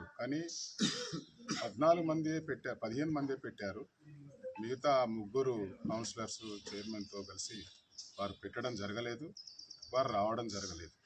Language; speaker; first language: Telugu; native; Telugu